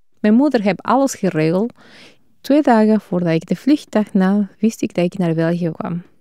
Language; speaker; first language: Dutch; non-native, fluent; Spanish